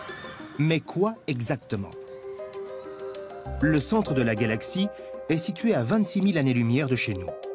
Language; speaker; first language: French; native; French